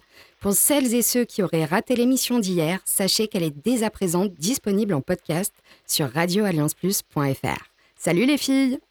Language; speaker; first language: French; native; French